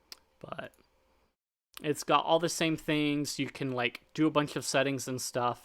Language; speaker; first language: English; native; English